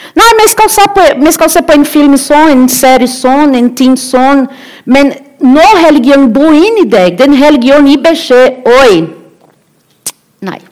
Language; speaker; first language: Norwegian; non-native, learner; Portuguese